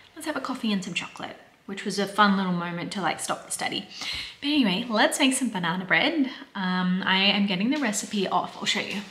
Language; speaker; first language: English; native; English